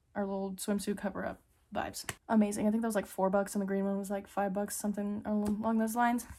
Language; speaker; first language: English; native; English